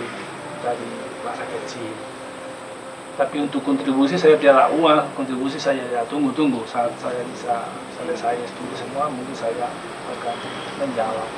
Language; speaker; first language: Indonesian; non-native, fluent; Spanish